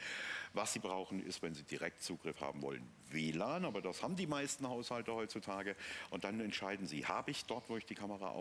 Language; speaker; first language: German; native; German